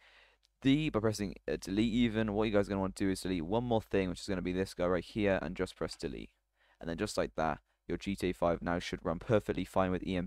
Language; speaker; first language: English; native; English